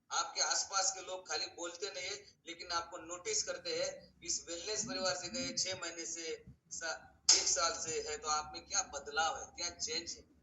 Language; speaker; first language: Hindi; non-native, local second language; Marathi